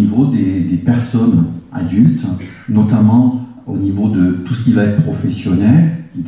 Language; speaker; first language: French; native; French